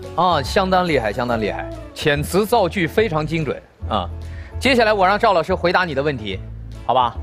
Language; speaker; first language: Chinese; native; Chinese